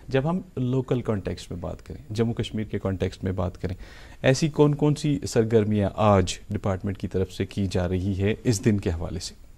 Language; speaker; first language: Hindi; non-native, local second language; Kashmiri